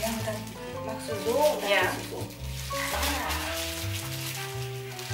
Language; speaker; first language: German; non-native, fluent; Korean